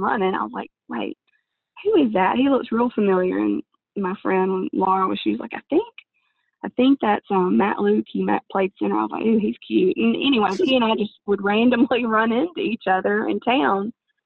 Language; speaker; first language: English; native; English